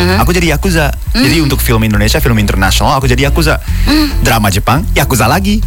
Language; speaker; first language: Indonesian; non-native, fluent; Japanese